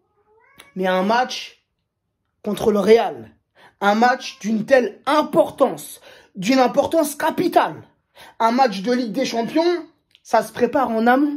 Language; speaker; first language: French; native; French